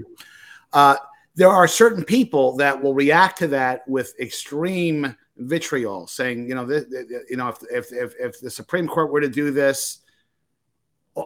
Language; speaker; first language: English; native; English